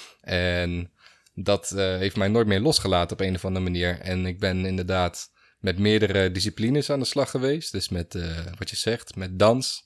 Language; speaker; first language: Dutch; native; Dutch